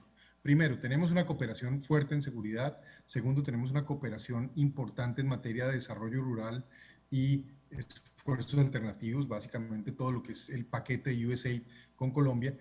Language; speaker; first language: Spanish; native; Spanish